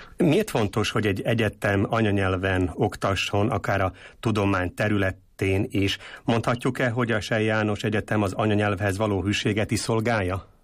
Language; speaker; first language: Hungarian; native; Hungarian